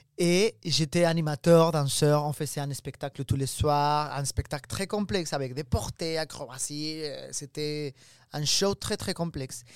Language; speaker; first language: French; non-native, fluent; Spanish